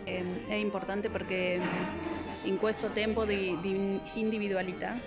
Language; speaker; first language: Italian; non-native, fluent; Spanish